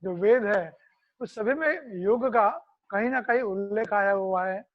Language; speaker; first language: Hindi; non-native, local second language; Marathi